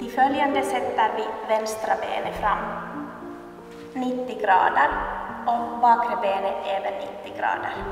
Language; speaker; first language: Swedish; non-native, local second language; Finnish